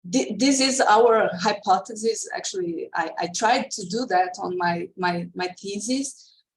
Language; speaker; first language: English; non-native, fluent; Portuguese